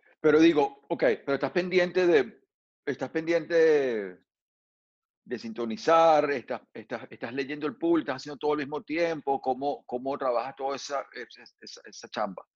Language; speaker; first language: Spanish; native; Spanish